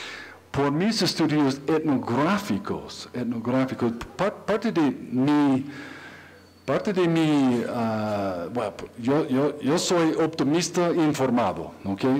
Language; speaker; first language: Spanish; non-native, learner; English